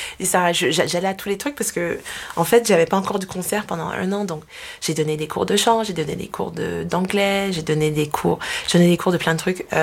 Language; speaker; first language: French; non-native, fluent; English